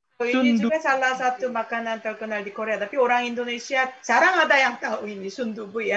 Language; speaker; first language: Indonesian; non-native, fluent; Korean